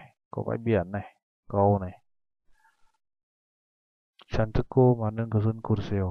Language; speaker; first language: Korean; non-native, learner; Vietnamese